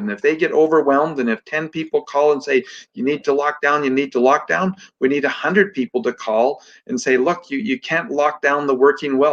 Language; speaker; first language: English; native; English